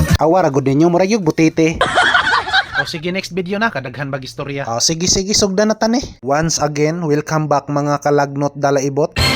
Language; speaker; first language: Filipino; non-native, local second language; Cebuano